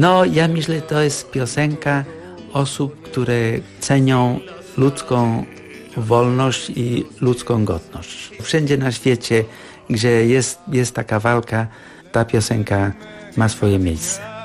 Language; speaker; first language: Polish; non-native, fluent; Catalan